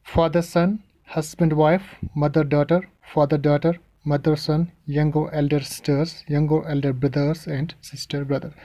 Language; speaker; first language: English; non-native, local second language; Kashmiri